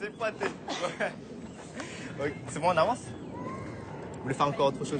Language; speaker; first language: French; native; French